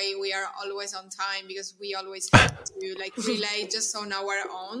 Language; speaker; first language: English; non-native, fluent; Italian